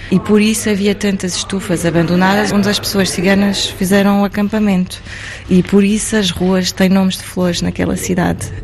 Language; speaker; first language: Portuguese; early bilingual, heritage; Portuguese